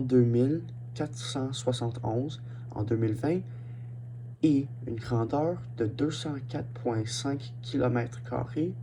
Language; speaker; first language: French; non-native, learner; English